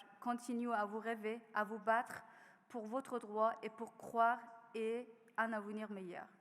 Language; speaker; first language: French; non-native, learner; Persian